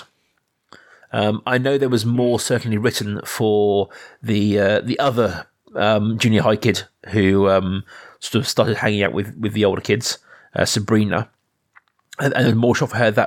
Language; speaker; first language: English; native; English